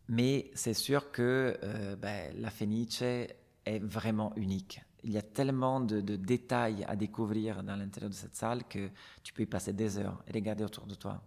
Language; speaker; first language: French; non-native, fluent; Italian